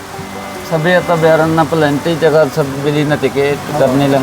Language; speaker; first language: Filipino; non-native, learner; Punjabi